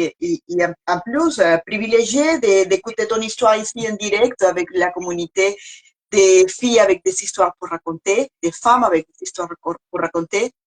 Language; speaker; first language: French; non-native, learner; Spanish